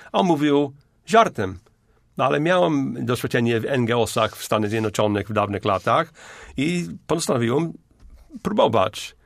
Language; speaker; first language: Polish; non-native, fluent; English